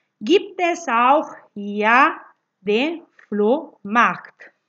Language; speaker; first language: German; non-native, learner; Italian